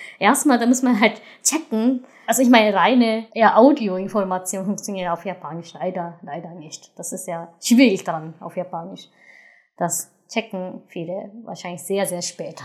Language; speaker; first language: German; non-native, fluent; Japanese